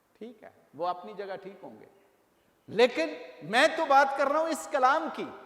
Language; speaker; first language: Urdu; non-native, local second language; Punjabi